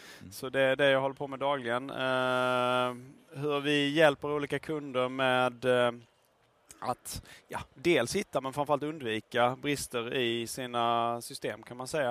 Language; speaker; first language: Swedish; native; Swedish